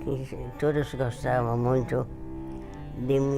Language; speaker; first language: Portuguese; non-native, fluent; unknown